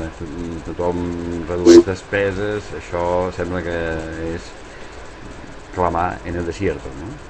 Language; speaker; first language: Catalan; native; Catalan